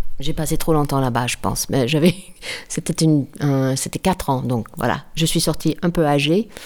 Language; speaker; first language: French; non-native, fluent; English